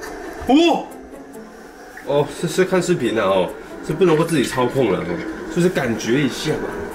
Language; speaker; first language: Chinese; native; Chinese